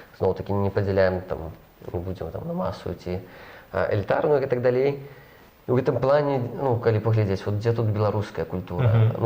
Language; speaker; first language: Belarusian; non-native, local second language; Russian